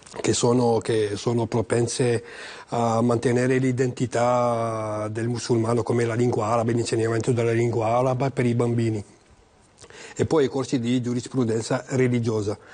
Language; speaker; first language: Italian; non-native, fluent; Arabic